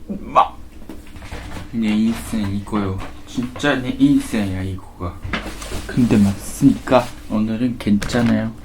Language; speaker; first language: Korean; non-native, learner; Japanese